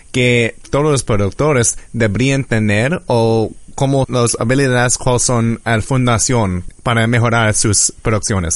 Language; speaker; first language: Spanish; early bilingual, heritage; English